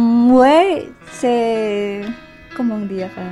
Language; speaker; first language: French; non-native, learner; Indonesian